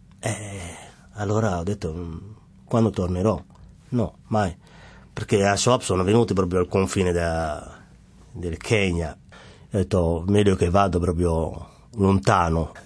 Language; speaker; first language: Italian; non-native, fluent; Somali